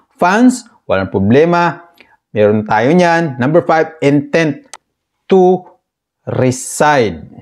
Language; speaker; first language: Filipino; native; Filipino